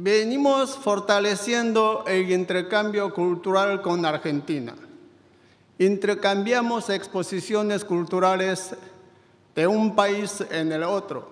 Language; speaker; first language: Spanish; non-native, fluent; Chinese